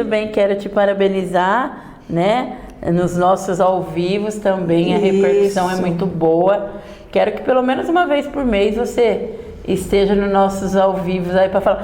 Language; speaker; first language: Portuguese; native; Portuguese